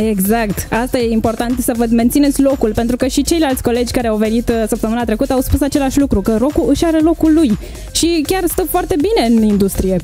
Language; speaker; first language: Romanian; native; Romanian